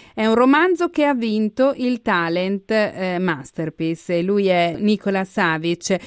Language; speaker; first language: Italian; native; Italian